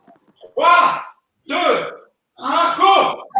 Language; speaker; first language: French; native; French